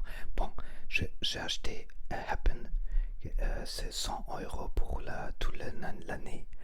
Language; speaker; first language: French; non-native, learner; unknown